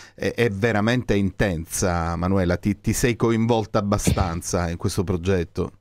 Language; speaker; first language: Italian; native; Italian